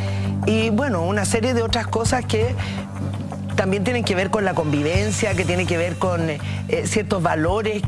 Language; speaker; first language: Spanish; native; Spanish